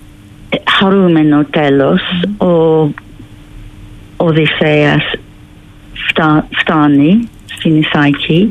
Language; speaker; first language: Greek; non-native, learner; English